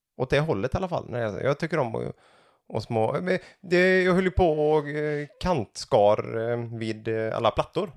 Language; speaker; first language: Swedish; native; Swedish